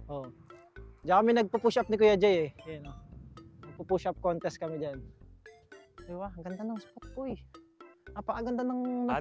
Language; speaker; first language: Filipino; native; Filipino